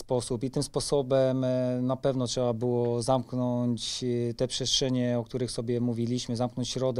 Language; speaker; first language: Polish; native; Polish